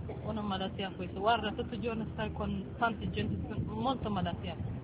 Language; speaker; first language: Italian; non-native, learner; Tigrinya